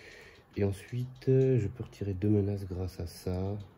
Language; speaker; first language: French; native; French